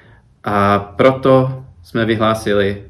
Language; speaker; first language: Czech; non-native, fluent; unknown